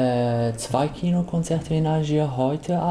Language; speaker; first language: German; non-native, fluent; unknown